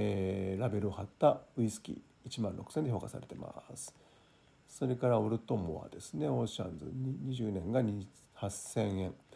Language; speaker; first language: Japanese; native; Japanese